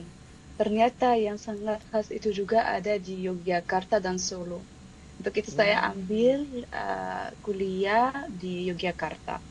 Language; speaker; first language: Indonesian; non-native, fluent; Arabic